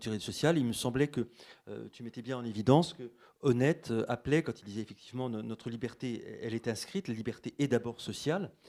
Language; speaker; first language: French; native; French